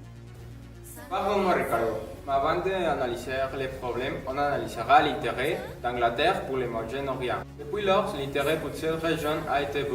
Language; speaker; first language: French; non-native, learner; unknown